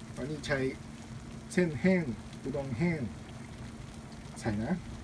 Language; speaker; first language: Thai; non-native, learner; Japanese